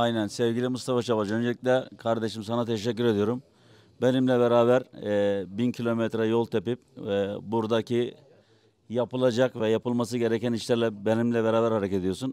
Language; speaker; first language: Turkish; native; Turkish